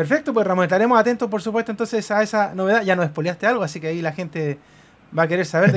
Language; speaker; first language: Spanish; native; Spanish